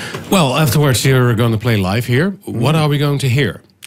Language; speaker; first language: English; non-native, fluent; Dutch